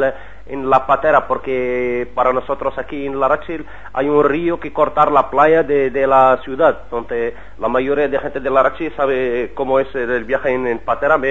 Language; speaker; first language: Spanish; non-native, learner; Arabic